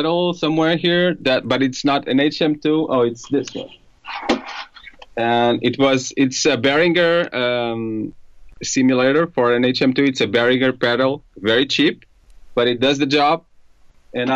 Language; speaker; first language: English; non-native, fluent; Portuguese